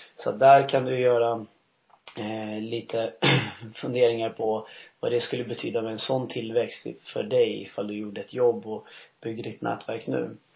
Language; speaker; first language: Swedish; early bilingual, heritage; Swedish